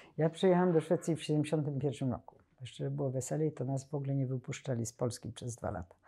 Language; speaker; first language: Polish; native; Polish